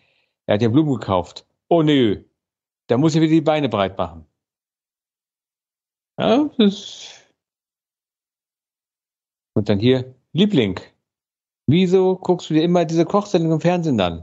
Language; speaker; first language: German; native; German